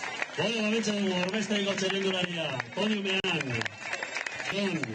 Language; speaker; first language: Basque; native; Basque